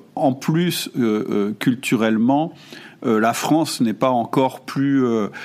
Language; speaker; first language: French; non-native, fluent; German